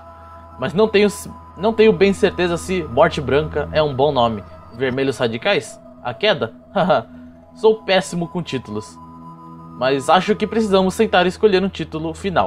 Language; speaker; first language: Portuguese; native; Portuguese